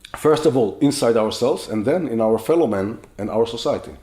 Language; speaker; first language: English; non-native, fluent; Hebrew